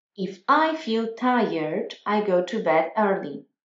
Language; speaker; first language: English; non-native, fluent; Polish